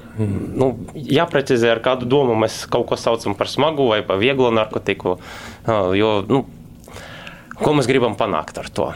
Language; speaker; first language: Latvian; non-native, local second language; Russian